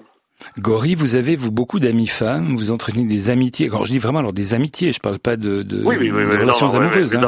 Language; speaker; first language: French; native; French